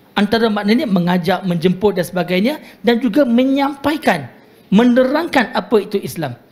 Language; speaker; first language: Malay; non-native, local second language; Tamil